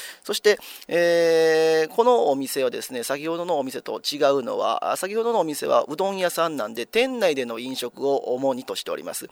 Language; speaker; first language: Japanese; native; Japanese